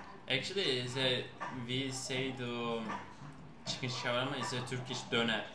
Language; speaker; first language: English; non-native, learner; Turkish